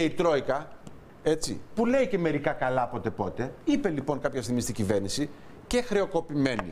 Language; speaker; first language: Greek; native; Greek